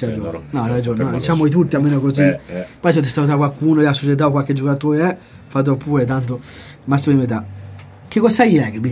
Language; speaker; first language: Italian; native; Italian